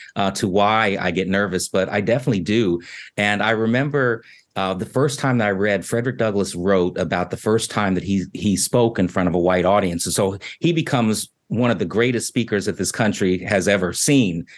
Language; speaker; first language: English; native; English